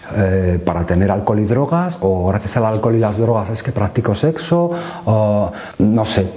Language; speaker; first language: Spanish; native; Spanish